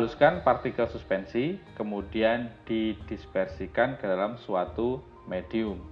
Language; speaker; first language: Indonesian; native; Indonesian